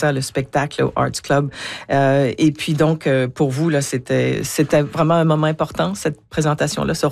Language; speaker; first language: French; native; French